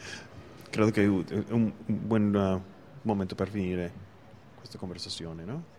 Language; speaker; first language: Italian; non-native, fluent; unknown